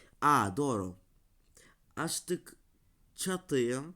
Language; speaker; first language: Turkish; non-native, learner; Russian